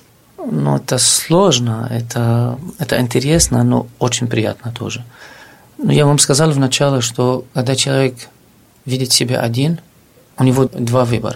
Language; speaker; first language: Russian; non-native, fluent; Arabic